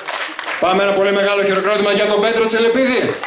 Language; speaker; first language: Greek; native; Greek